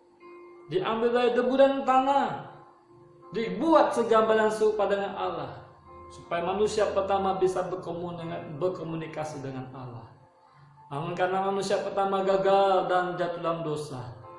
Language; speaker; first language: Indonesian; native; Indonesian